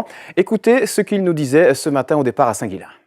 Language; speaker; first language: French; native; French